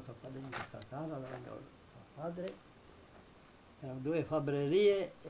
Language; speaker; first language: Italian; non-native, local second language; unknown